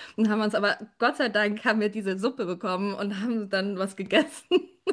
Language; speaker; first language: German; native; German